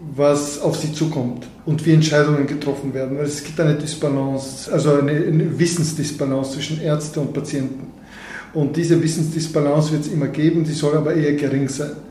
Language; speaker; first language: German; non-native, fluent; Bulgarian